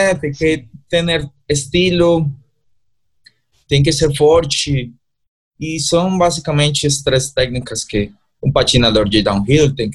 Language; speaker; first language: Portuguese; non-native, learner; Spanish